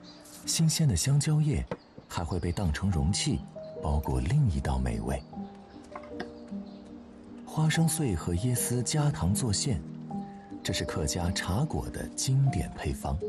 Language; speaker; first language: Chinese; native; Chinese